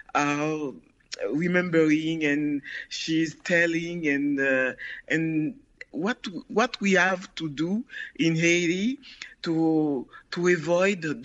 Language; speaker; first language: English; non-native, learner; Haitian Creole